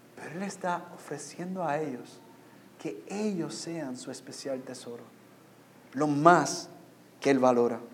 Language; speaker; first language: Spanish; non-native, fluent; English